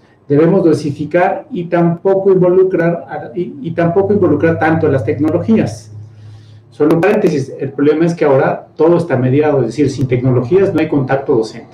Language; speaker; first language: Spanish; native; Spanish